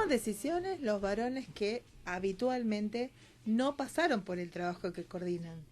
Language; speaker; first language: Spanish; native; Spanish